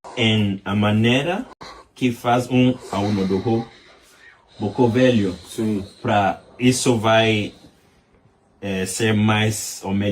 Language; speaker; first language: Portuguese; non-native, learner; English